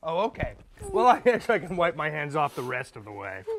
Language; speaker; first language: English; native; English